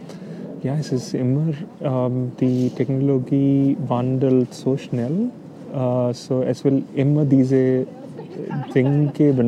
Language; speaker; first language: German; non-native, fluent; English